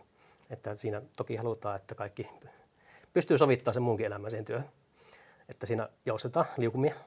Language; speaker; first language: Finnish; native; Finnish